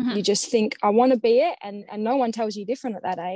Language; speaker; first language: English; native; English